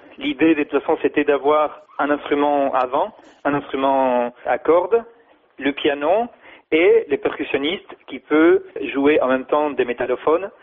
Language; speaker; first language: French; non-native, fluent; Spanish